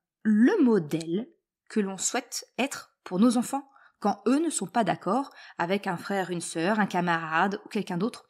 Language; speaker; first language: French; native; French